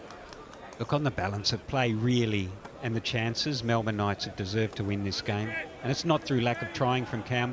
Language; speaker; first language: English; native; English